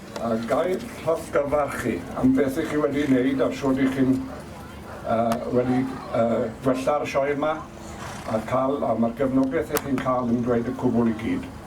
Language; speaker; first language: Welsh; native; Welsh